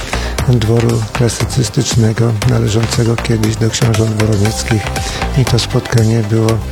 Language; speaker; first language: Polish; native; Polish